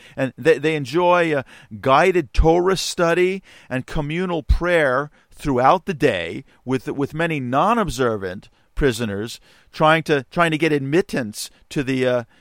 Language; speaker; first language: English; native; English